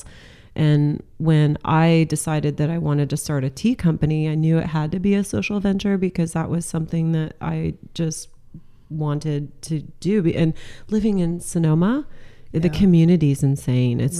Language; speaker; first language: English; native; English